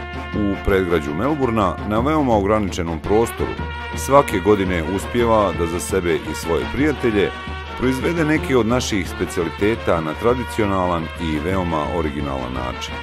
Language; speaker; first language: Bosnian; native; Bosnian